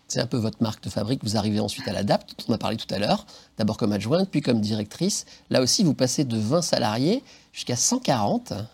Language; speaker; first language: French; native; French